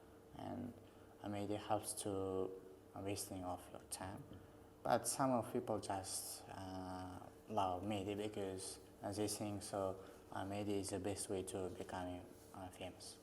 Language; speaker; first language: English; non-native, learner; Uzbek